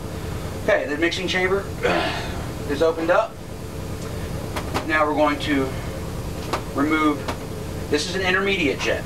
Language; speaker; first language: English; native; English